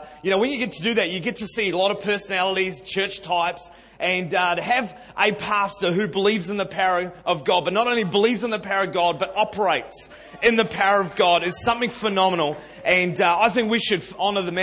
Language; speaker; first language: English; native; English